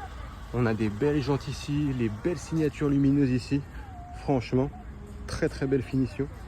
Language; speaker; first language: French; native; French